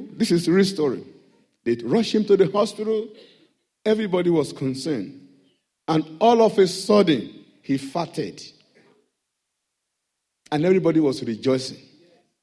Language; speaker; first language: English; non-native, local second language; Yoruba